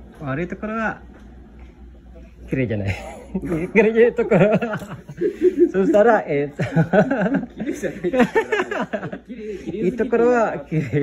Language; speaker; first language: Japanese; non-native, learner; Indonesian